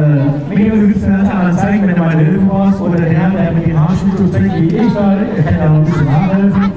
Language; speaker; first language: German; native; German